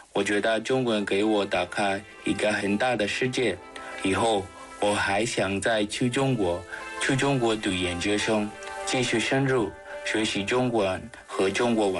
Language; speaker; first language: Chinese; non-native, fluent; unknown